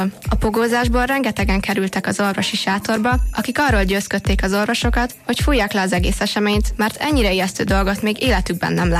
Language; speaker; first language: Hungarian; native; Hungarian